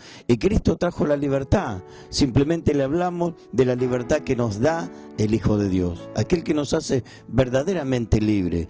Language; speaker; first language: Spanish; native; Spanish